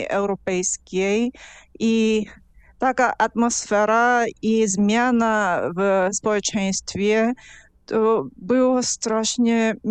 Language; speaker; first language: Polish; non-native, fluent; Korean